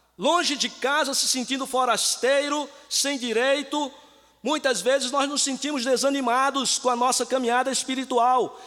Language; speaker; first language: Portuguese; native; Portuguese